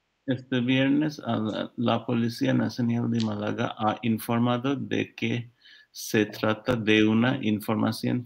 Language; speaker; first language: Spanish; non-native, learner; English